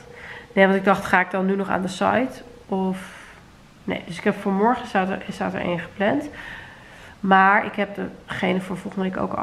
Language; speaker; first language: Dutch; native; Dutch